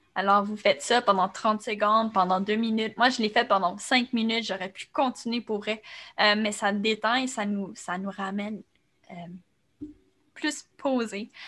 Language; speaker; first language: French; native; French